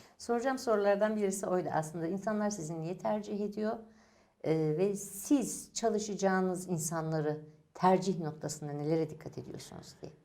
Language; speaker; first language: Turkish; native; Turkish